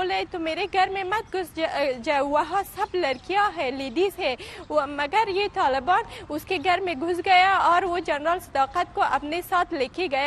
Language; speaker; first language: Hindi; non-native, fluent; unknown